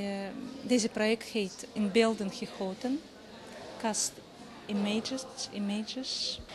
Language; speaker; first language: Dutch; non-native, fluent; Russian